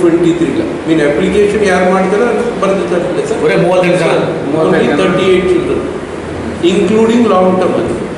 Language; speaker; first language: Kannada; non-native, local second language; Telugu